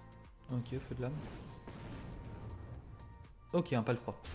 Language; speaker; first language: French; native; French